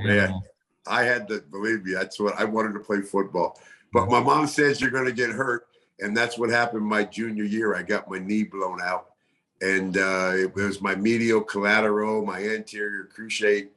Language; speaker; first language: English; native; English